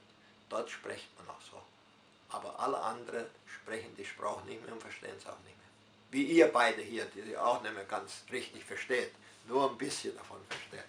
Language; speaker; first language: German; early bilingual, heritage; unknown